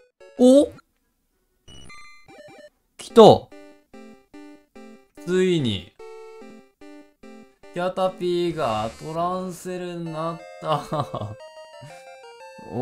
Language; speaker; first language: Japanese; native; Japanese